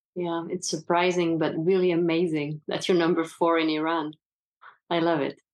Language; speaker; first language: English; non-native, fluent; French